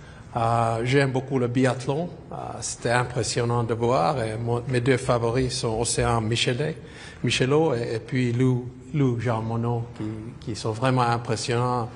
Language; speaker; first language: French; non-native, fluent; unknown